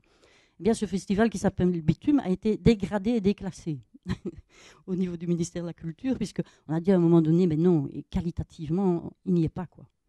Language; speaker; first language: French; native; French